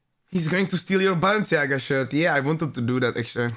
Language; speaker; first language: English; non-native, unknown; Czech